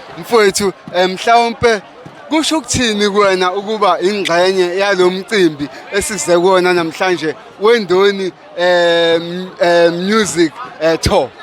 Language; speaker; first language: Zulu; native; Zulu